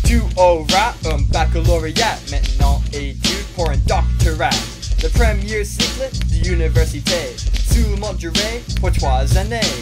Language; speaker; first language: French; non-native, learner; English